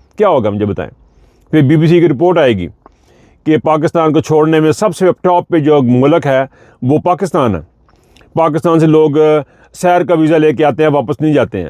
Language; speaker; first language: Urdu; non-native, local second language; Punjabi